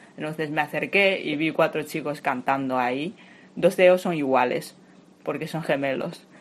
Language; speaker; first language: Spanish; non-native, fluent; Chinese